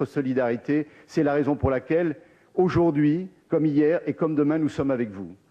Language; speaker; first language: French; native; French